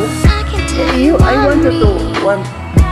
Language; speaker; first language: English; non-native, local second language; Cebuano